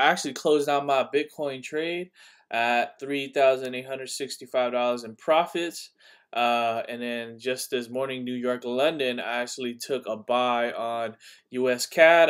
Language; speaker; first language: English; native; English